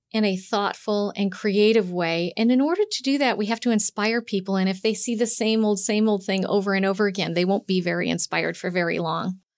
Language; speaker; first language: English; native; English